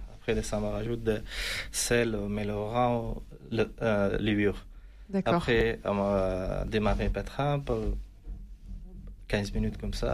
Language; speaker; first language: French; non-native, learner; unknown